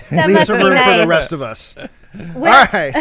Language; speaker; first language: English; native; English